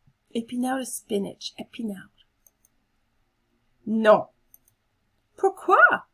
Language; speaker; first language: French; non-native, fluent; English